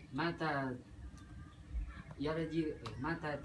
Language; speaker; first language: Arabic; non-native, learner; Indonesian